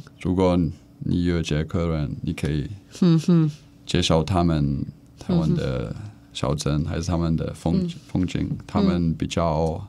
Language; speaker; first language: Chinese; non-native, learner; Czech